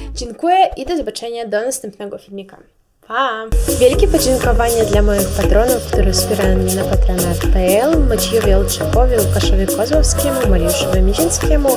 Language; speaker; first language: Polish; non-native, learner; Russian